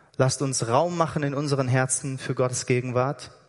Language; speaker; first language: German; native; German